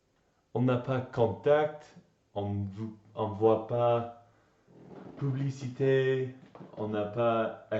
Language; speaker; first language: French; non-native, learner; English